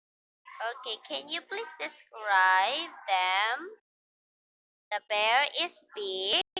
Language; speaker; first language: English; non-native, fluent; Filipino